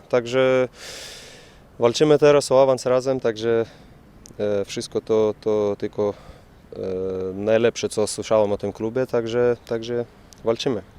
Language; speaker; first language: Polish; non-native, fluent; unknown